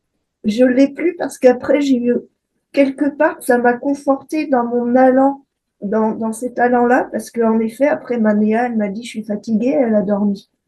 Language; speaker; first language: French; native; French